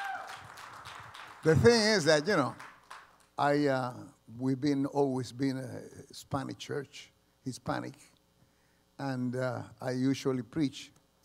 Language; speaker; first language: English; early bilingual, other home language; Spanish